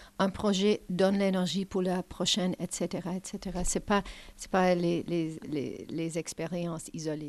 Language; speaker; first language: French; non-native, learner; English